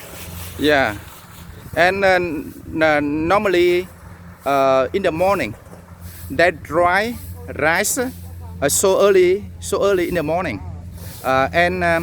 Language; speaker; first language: English; non-native, learner; Vietnamese